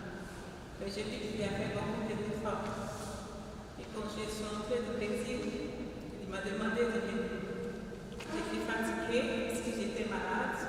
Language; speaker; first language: French; non-native, fluent; Portuguese